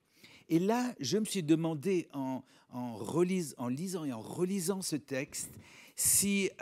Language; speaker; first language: French; native; French